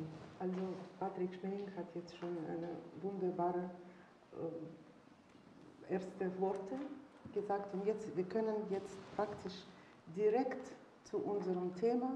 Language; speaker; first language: German; non-native, fluent; Russian